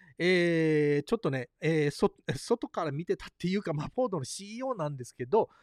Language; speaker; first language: Japanese; early bilingual, heritage; Japanese